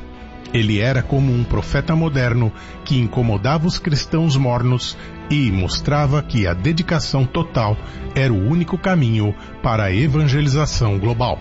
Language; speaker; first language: Portuguese; native; Portuguese